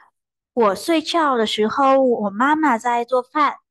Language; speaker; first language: Chinese; non-native, learner; Vietnamese